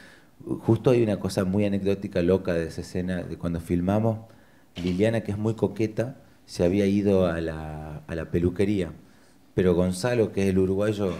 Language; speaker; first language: Spanish; native; Spanish